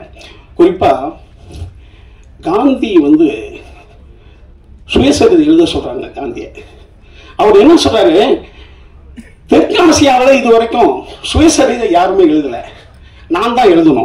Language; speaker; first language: Tamil; native; Tamil